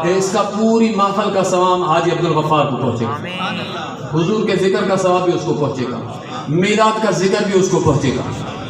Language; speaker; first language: Urdu; non-native, local second language; Sindhi